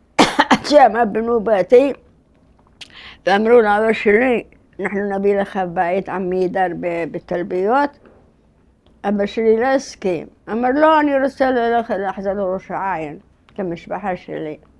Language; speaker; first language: Hebrew; early bilingual, other home language; Arabic